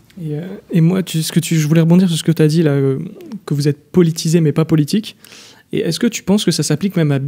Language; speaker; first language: French; native; French